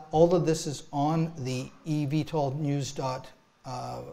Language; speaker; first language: English; native; English